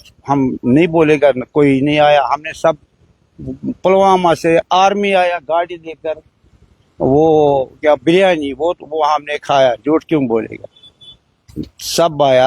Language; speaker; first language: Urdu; non-native, local second language; Kashmiri